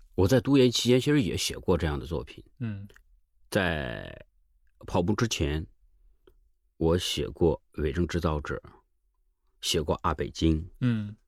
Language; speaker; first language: Chinese; native; Chinese